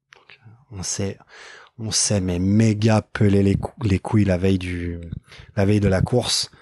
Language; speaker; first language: French; native; French